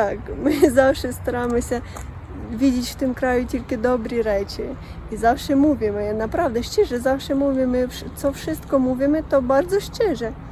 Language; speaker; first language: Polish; non-native, learner; Russian